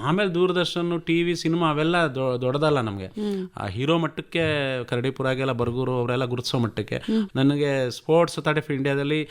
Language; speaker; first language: Kannada; non-native, local second language; Lambadi